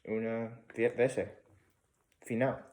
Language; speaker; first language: Spanish; non-native, learner; English